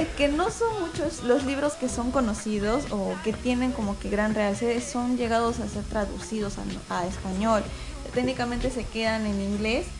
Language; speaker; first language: Spanish; native; Spanish